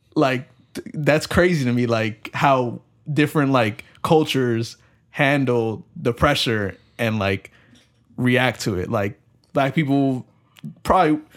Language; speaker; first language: English; native; English